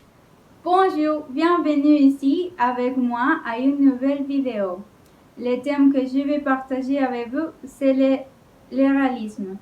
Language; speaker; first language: French; non-native, learner; Spanish